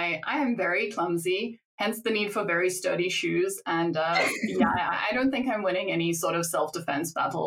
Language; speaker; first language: English; native; English